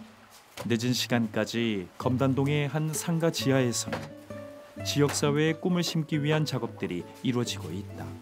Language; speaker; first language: Korean; native; Korean